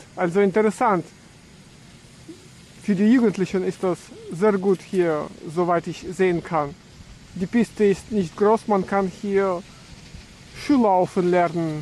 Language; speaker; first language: German; non-native, fluent; Russian